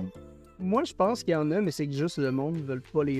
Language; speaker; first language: French; native; French